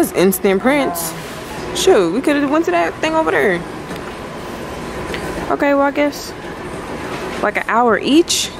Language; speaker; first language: English; native; English